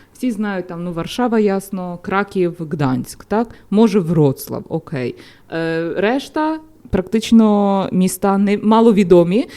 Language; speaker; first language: Ukrainian; native; Ukrainian